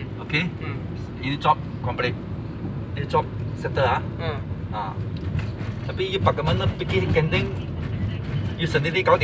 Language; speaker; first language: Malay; non-native, local second language; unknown